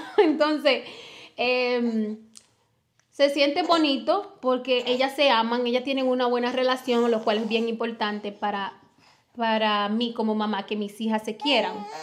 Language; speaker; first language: Spanish; native; Spanish